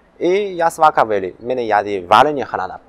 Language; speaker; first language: Macedonian; non-native, learner; Chinese